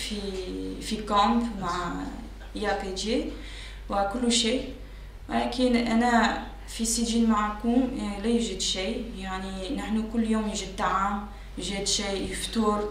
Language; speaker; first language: Arabic; non-native, learner; French